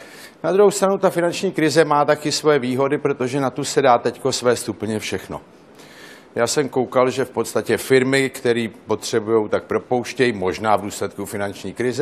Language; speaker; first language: Czech; native; Czech